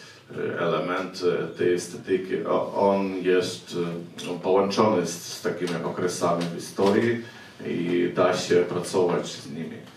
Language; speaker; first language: Polish; non-native, fluent; Ukrainian